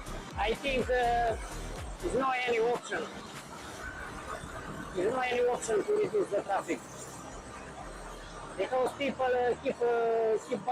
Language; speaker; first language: English; non-native, learner; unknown